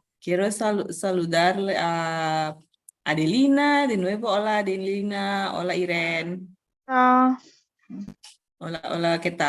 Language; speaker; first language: Spanish; non-native, fluent; Indonesian